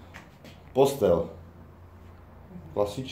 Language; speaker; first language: Czech; native; Czech